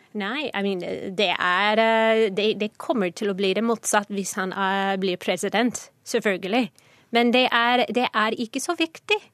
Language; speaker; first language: Norwegian; non-native, fluent; English